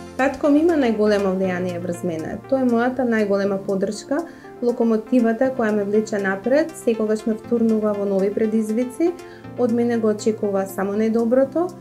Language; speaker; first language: Macedonian; early bilingual, other home language; Croatian